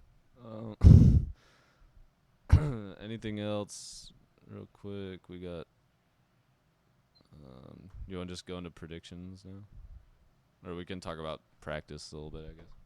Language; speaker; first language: English; native; English